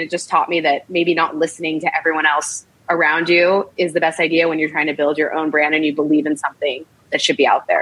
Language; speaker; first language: English; native; English